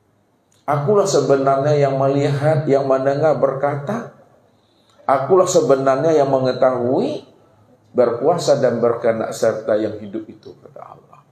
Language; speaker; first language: Indonesian; native; Indonesian